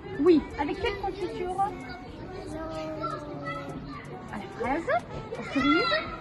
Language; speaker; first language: French; non-native, learner; Ukrainian